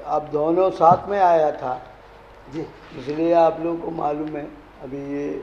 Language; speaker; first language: Hindi; non-native, local second language; Malayalam